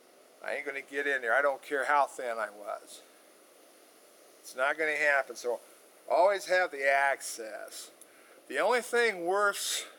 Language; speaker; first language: English; native; English